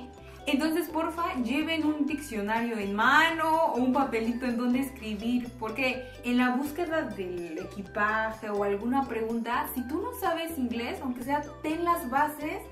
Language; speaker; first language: Spanish; native; Spanish